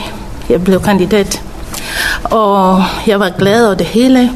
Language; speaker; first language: Danish; non-native, fluent; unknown